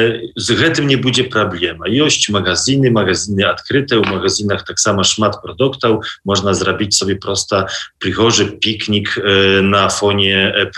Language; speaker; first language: Belarusian; non-native, local second language; Polish